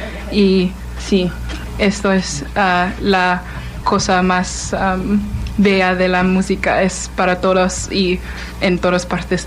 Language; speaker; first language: Spanish; non-native, learner; English